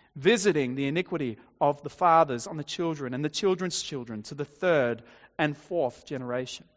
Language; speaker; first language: English; native; English